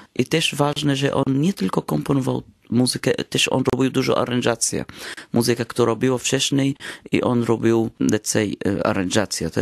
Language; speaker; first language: Polish; non-native, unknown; Arabic